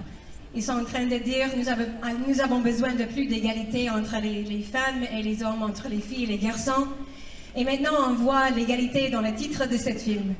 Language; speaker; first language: French; non-native, learner; English